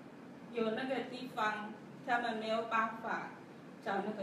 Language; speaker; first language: Chinese; non-native, learner; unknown